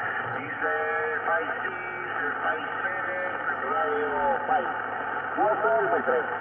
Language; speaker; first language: English; non-native, learner; Spanish